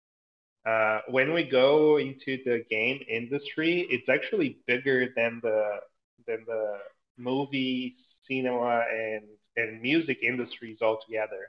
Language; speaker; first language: English; non-native, fluent; Portuguese